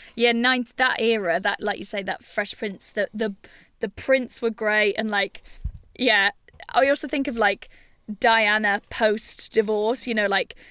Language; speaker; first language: English; native; English